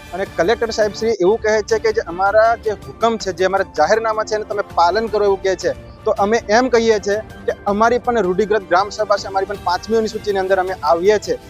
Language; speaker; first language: Gujarati; non-native, local second language; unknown